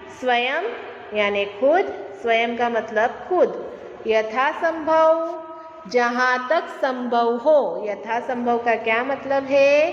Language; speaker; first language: Hindi; non-native, local second language; Gujarati